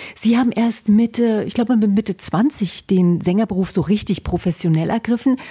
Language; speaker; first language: German; native; German